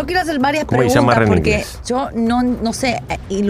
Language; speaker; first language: Spanish; native; Spanish